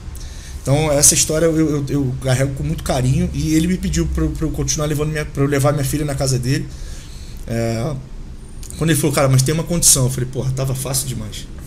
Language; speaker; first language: Portuguese; native; Portuguese